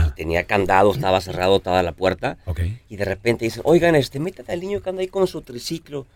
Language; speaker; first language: Spanish; native; Spanish